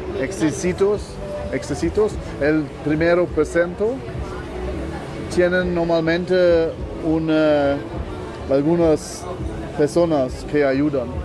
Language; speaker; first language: Spanish; non-native, learner; German